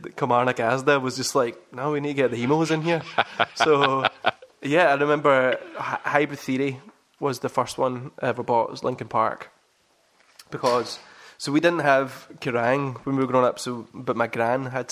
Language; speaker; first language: English; native; English